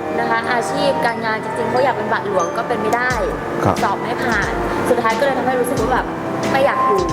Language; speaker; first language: Thai; native; Thai